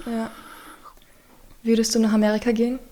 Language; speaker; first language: German; native; German